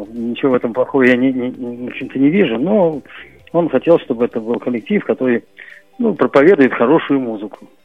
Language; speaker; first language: Russian; native; Russian